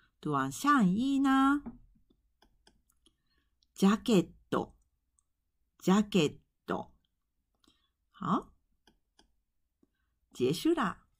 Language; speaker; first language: Chinese; non-native, fluent; Japanese